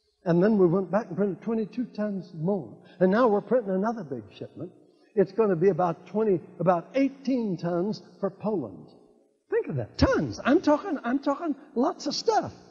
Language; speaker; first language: English; native; English